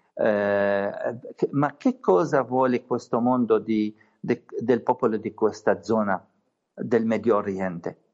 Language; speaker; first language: Italian; non-native, fluent; Arabic